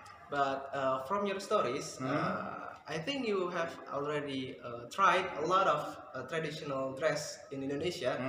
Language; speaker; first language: English; non-native, fluent; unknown